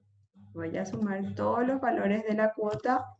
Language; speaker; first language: Spanish; native; Spanish